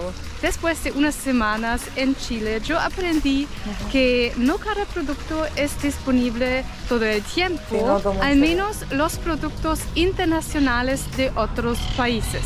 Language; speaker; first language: Spanish; non-native, fluent; German